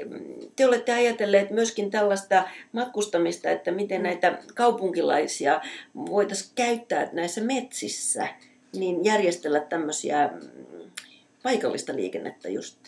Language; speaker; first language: Finnish; native; Finnish